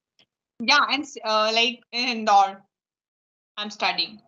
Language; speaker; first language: English; non-native, local second language; Hindi